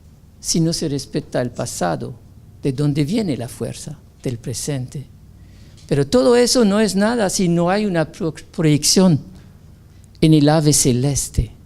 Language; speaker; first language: Spanish; non-native, fluent; French